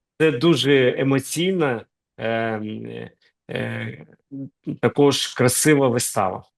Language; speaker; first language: Ukrainian; non-native, local second language; Russian